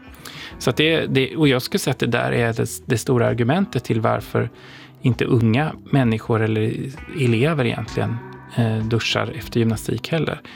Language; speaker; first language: Swedish; native; Swedish